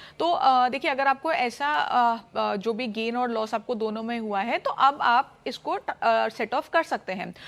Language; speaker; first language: Hindi; native; Hindi